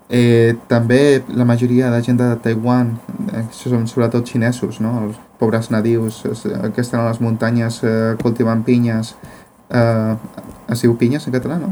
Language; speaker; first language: Catalan; non-native, fluent; Spanish